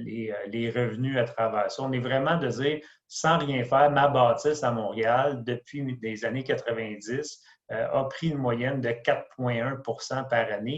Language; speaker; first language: French; native; French